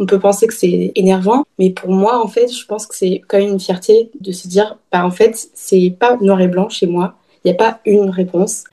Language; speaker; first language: French; early bilingual, heritage; French